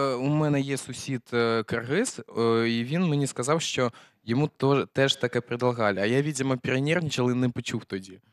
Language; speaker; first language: Ukrainian; early bilingual, heritage; Russian